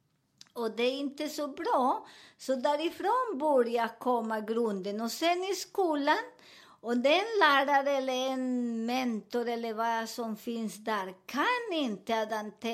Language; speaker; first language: Swedish; non-native, fluent; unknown